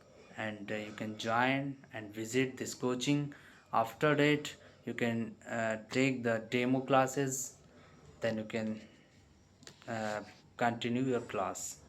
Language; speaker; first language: English; non-native, learner; Hindi